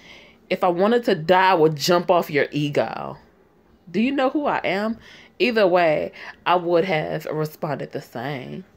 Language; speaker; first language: English; native; English